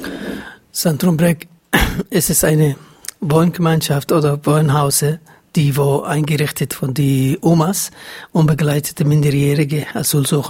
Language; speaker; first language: German; non-native, fluent; Somali